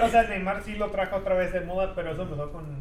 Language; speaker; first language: Spanish; native; Spanish